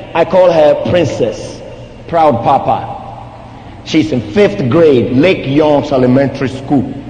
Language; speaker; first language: English; non-native, local second language; Akan